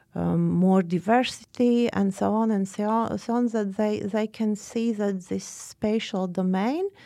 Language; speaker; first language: English; non-native, fluent; Latvian